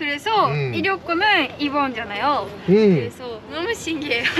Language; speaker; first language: Korean; non-native, learner; Japanese